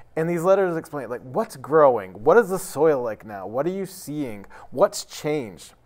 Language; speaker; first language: English; native; English